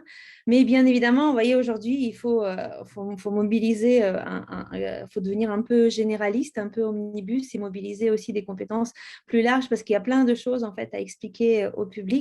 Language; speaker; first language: French; native; French